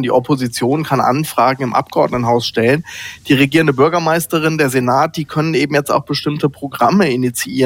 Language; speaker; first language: German; native; German